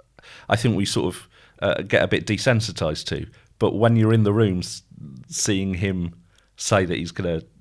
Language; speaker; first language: English; native; English